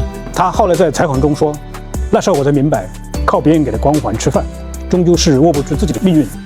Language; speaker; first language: Chinese; native; Chinese